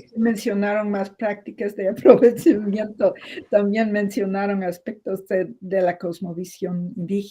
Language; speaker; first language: Spanish; non-native, fluent; English